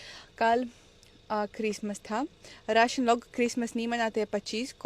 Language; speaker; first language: Hindi; non-native, learner; Russian